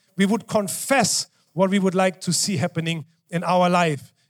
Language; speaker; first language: English; non-native, fluent; German